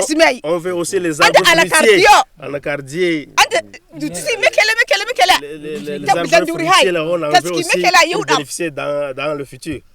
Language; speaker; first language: French; non-native, local second language; Fula